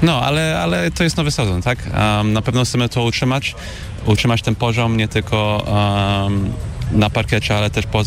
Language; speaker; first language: Polish; non-native, fluent; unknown